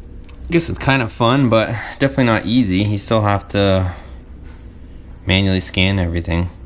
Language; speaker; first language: English; native; English